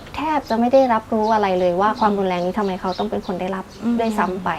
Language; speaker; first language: Thai; native; Thai